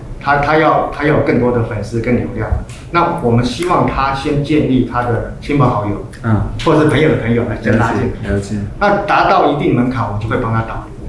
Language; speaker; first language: Chinese; native; Chinese